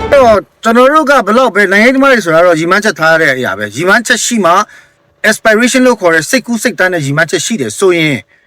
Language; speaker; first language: Burmese; non-native, local second language; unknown